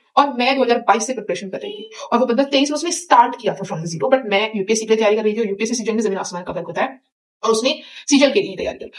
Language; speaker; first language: Hindi; native; Hindi